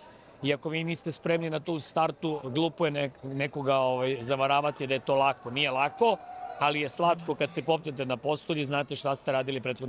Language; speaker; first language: Serbian; native; Serbian